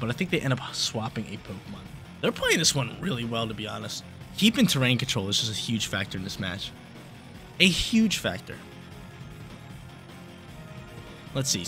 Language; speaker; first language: English; native; English